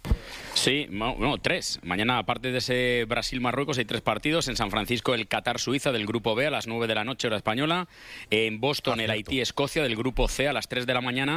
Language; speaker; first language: Spanish; native; Spanish